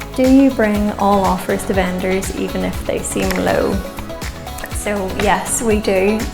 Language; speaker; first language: English; native; English